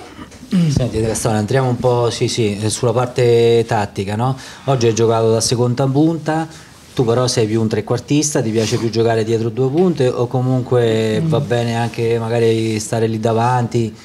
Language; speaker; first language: Italian; native; Italian